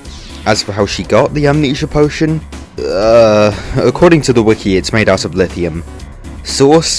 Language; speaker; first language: English; native; English